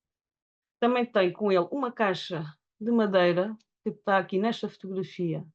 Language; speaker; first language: Portuguese; native; Portuguese